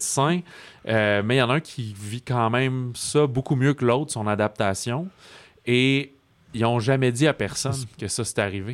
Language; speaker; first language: French; native; French